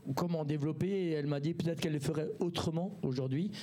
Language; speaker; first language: English; non-native, learner; French